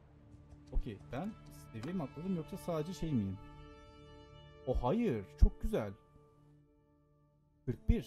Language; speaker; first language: Turkish; native; Turkish